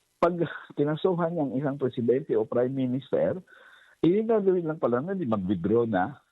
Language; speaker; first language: Filipino; native; Filipino